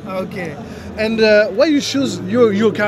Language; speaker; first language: English; non-native, learner; French